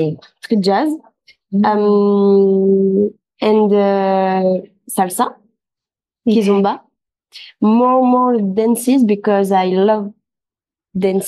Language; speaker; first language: English; non-native, local second language; French